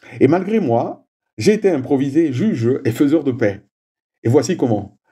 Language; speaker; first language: French; non-native, local second language; Swahili